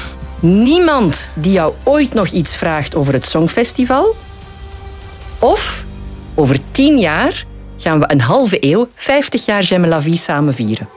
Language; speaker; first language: Dutch; native; Dutch